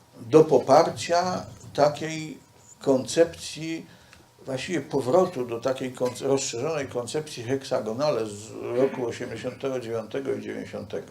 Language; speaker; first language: Polish; native; Polish